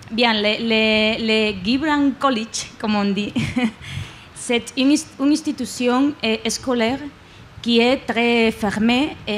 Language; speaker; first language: French; non-native, learner; Spanish